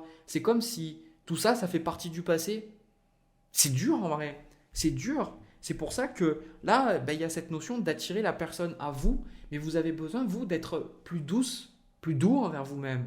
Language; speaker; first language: French; native; French